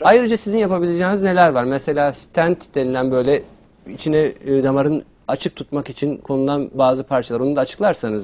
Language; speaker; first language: Turkish; native; Turkish